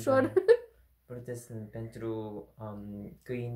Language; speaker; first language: Romanian; non-native, learner; Korean